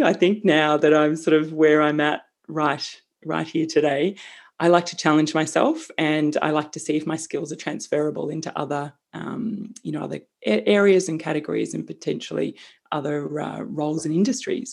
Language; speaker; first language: English; native; English